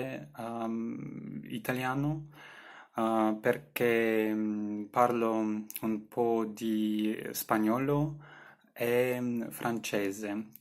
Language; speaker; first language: Italian; non-native, learner; Belarusian